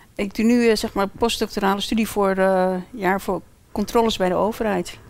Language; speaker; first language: Dutch; early bilingual, other home language; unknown